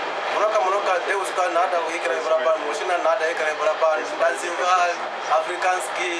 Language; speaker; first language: Russian; non-native, learner; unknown